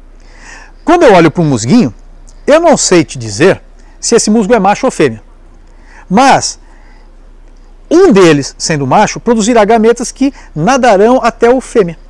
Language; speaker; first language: Portuguese; native; Portuguese